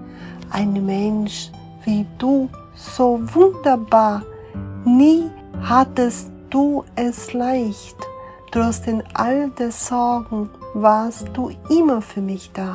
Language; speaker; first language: German; non-native, fluent; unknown